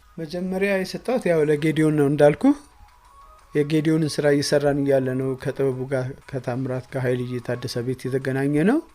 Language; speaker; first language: Amharic; native; Amharic